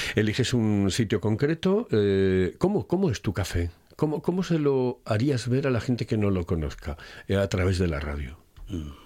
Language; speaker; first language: Spanish; native; Spanish